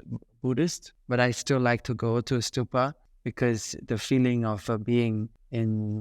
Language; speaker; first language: English; non-native, fluent; German